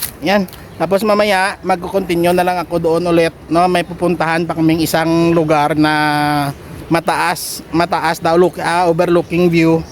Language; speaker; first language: Filipino; non-native, local second language; Hiligaynon